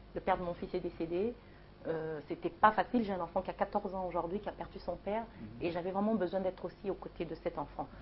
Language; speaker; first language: French; non-native, local second language; Lingala